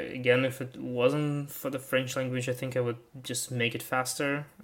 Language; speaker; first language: English; non-native, fluent; Russian